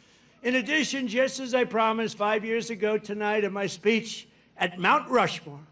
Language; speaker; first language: English; native; English